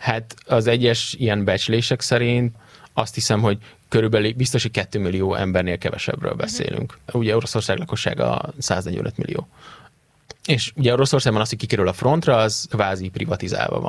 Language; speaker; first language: Hungarian; native; Hungarian